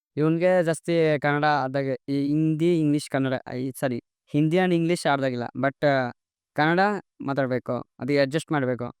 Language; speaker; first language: Kannada; non-native, learner; Assamese